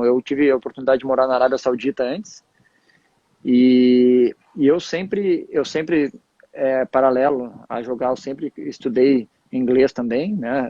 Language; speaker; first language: Portuguese; native; Portuguese